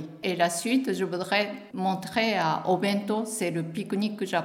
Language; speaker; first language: French; non-native, learner; Japanese